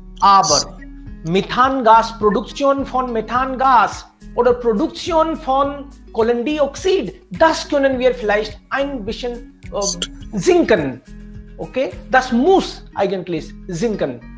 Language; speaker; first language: German; non-native, fluent; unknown